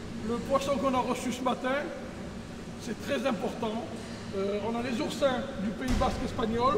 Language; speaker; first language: French; native; French